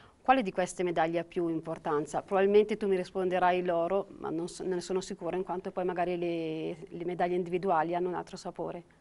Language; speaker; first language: Italian; native; Italian